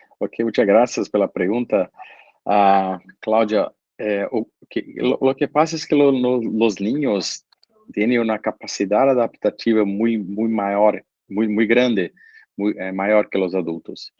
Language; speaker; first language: Spanish; non-native, fluent; Portuguese